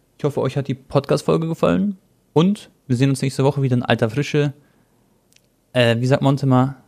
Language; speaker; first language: German; early bilingual, other home language; Croatian